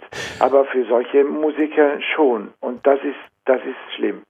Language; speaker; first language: German; non-native, fluent; Italian